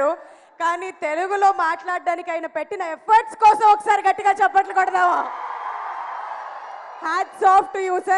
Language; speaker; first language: Telugu; native; Telugu